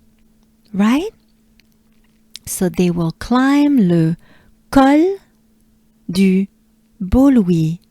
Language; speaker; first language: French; native; French